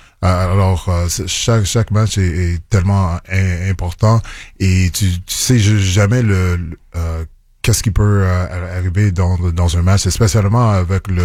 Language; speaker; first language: French; non-native, local second language; English